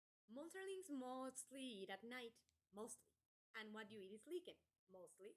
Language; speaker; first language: English; non-native, fluent; Spanish